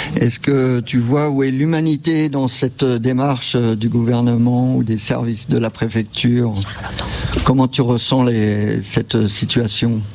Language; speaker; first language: French; native; French